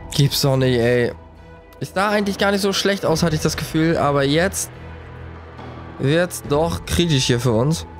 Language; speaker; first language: German; native; German